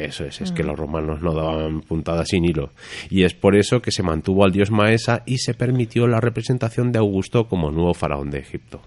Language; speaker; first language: Spanish; native; Spanish